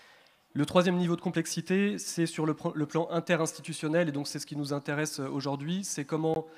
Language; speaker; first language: French; native; French